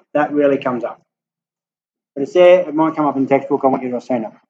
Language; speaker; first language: English; native; English